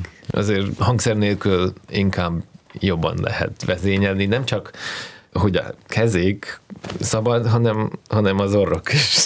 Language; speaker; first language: Hungarian; non-native, fluent; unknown